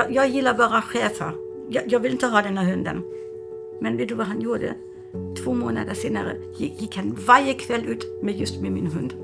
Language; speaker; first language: Swedish; non-native, fluent; German